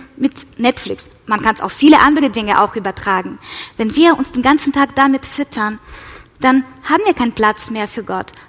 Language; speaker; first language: German; non-native, fluent; Russian